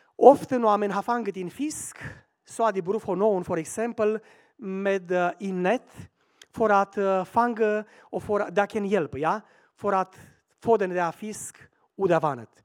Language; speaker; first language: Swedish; non-native, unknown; Romanian